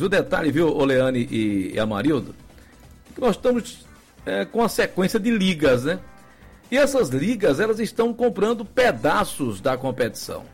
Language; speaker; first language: Portuguese; native; Portuguese